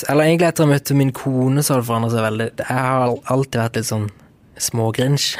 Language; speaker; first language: Norwegian; early bilingual, other home language; Spanish